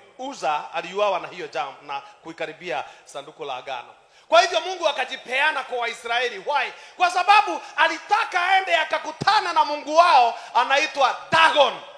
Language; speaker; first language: Swahili; non-native, local second language; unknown